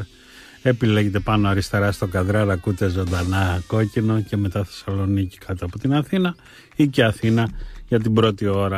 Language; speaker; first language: Greek; native; Greek